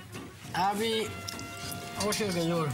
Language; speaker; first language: Hebrew; native; Hebrew